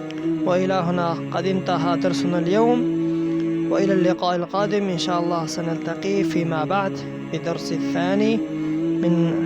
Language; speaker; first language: Arabic; non-native, fluent; Persian